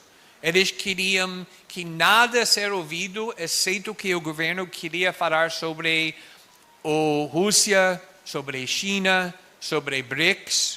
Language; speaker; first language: Portuguese; non-native, fluent; English